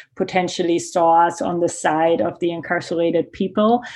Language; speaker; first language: English; non-native, fluent; German